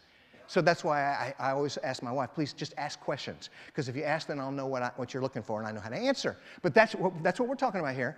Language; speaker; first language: English; native; English